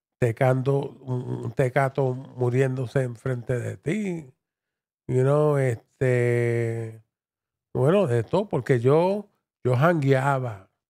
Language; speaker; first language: Spanish; early bilingual, heritage; Spanish